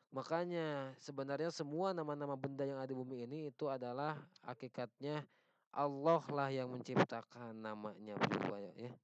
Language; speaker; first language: Indonesian; non-native, local second language; Sundanese